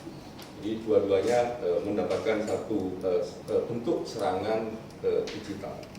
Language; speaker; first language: Indonesian; native; Indonesian